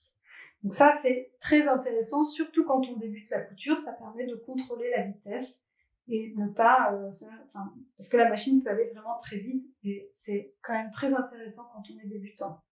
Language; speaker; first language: French; native; French